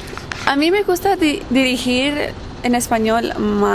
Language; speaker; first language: Spanish; early bilingual, heritage; Spanish